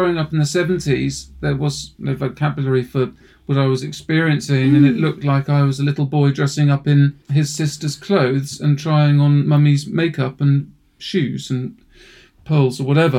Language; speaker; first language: English; native; English